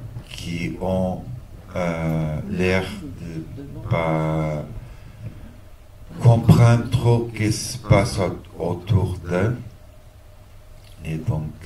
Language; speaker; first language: French; non-native, fluent; Portuguese